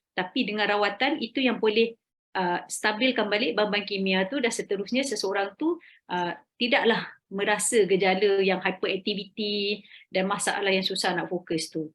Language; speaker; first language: Malay; native; Malay